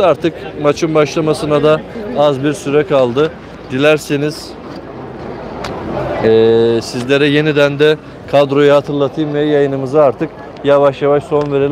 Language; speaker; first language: Turkish; native; Turkish